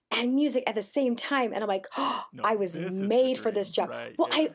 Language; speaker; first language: English; native; English